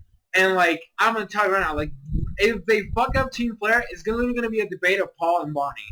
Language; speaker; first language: English; native; English